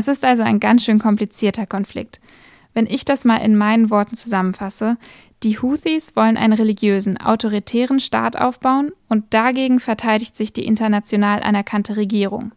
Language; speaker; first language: German; native; German